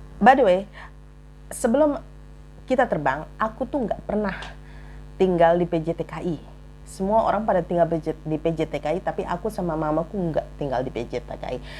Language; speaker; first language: Indonesian; native; Indonesian